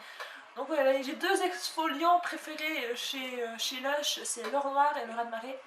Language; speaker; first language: French; native; French